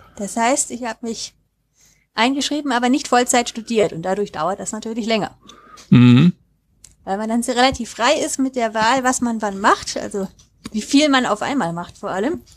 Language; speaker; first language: German; native; German